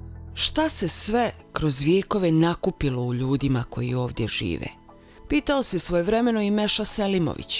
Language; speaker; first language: Bosnian; native; Bosnian